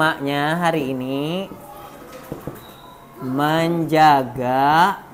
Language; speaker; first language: Indonesian; native; Indonesian